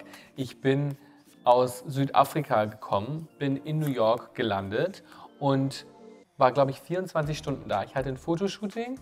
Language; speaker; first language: German; native; German